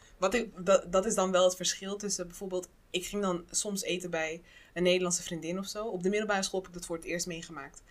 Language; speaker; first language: Dutch; early bilingual, other home language; Kinyarwanda